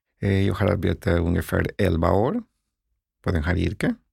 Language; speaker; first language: Swedish; non-native, learner; Spanish